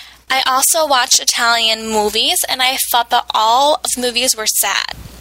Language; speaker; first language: English; native; English